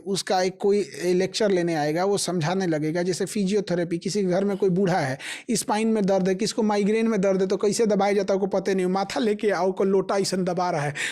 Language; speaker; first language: Hindi; native; Hindi